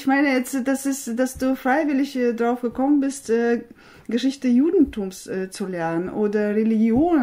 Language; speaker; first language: German; non-native, fluent; Russian